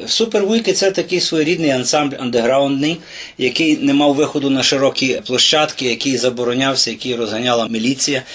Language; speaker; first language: Ukrainian; native; Ukrainian